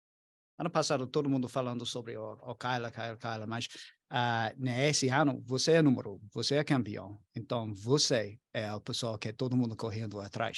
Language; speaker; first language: Portuguese; non-native, learner; English